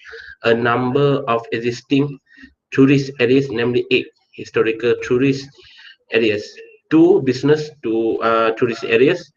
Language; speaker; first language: English; non-native, local second language; Malay